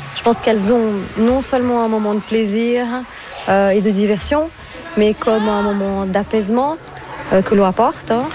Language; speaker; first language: French; non-native, fluent; Portuguese